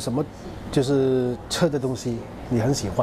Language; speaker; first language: Chinese; non-native, local second language; Cantonese